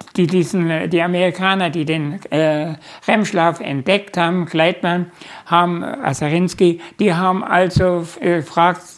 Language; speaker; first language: German; native; German